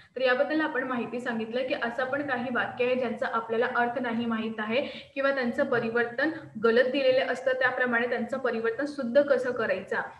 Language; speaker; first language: Marathi; non-native, local second language; Hindi